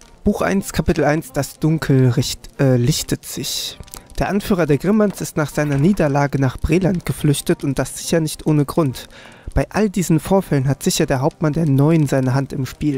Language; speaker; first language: German; native; German